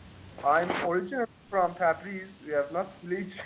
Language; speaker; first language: English; non-native, learner; Persian